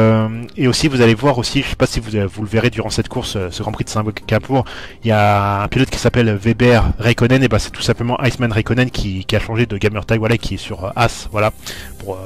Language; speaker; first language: French; native; French